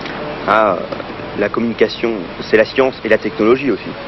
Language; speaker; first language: French; native; French